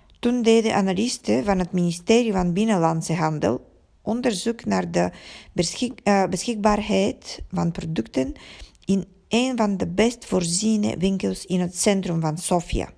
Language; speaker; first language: Dutch; non-native, fluent; Bulgarian